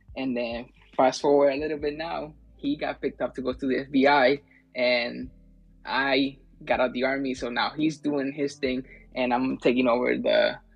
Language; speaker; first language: English; early bilingual, other home language; Spanish